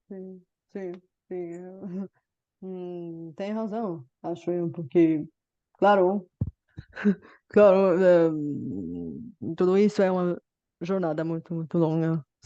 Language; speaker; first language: Portuguese; non-native, fluent; Bulgarian